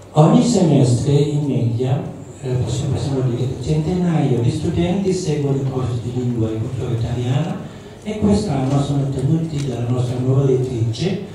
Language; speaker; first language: Italian; non-native, fluent; Indonesian